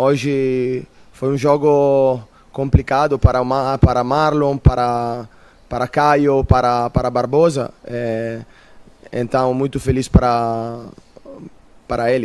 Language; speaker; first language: Portuguese; non-native, fluent; Italian